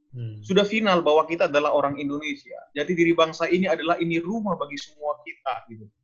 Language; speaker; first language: Indonesian; non-native, local second language; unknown